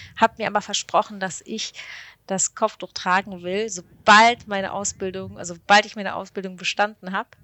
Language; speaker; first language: German; early bilingual, other home language; Arabic